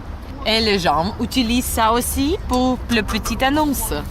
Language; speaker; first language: French; non-native, learner; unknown